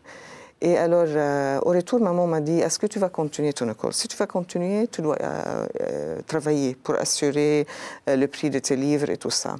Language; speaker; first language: French; non-native, local second language; Arabic